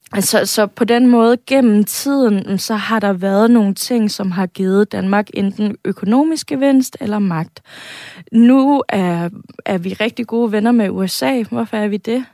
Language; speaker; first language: Danish; native; Danish